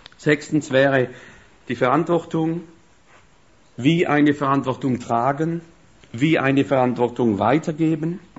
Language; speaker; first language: German; non-native, fluent; French